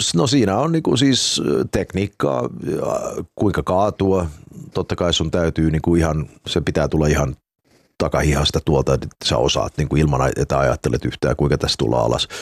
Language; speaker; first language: Finnish; early bilingual, heritage; Finnish